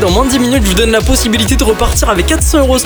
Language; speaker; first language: French; native; French